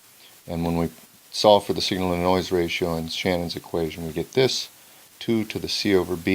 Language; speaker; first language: English; native; English